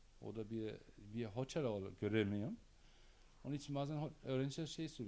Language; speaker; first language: Turkish; non-native, learner; German